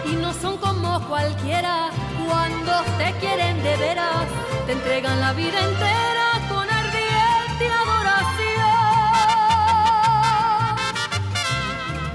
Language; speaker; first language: English; early bilingual, other home language; Spanish